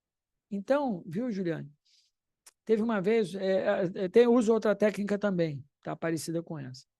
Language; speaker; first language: Portuguese; native; Portuguese